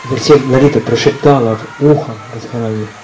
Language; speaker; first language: Russian; native; Russian